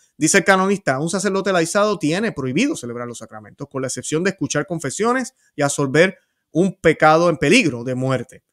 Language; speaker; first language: Spanish; native; Spanish